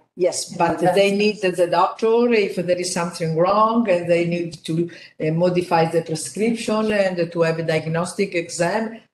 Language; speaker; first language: English; non-native, fluent; Italian